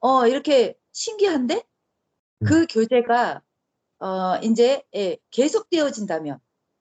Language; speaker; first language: Korean; native; Korean